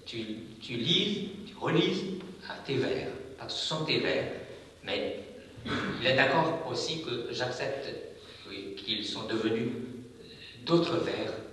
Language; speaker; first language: French; non-native, fluent; Chinese